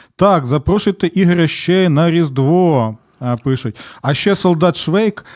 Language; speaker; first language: Ukrainian; native; Ukrainian